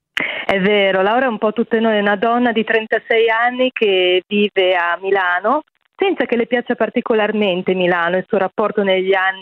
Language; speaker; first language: Italian; native; Italian